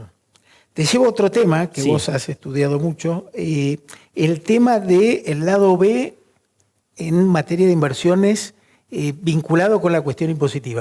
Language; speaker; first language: Spanish; native; Spanish